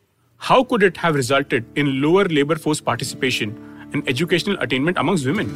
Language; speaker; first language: English; non-native, local second language; Hindi